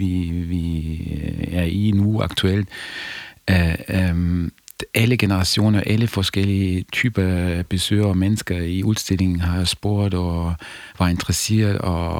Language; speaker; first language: Danish; non-native, fluent; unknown